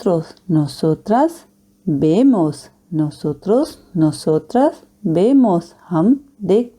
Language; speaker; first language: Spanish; non-native, fluent; Hindi